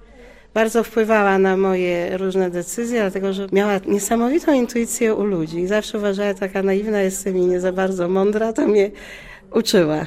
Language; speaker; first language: Polish; native; Polish